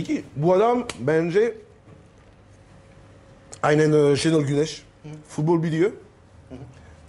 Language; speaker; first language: Turkish; non-native, learner; French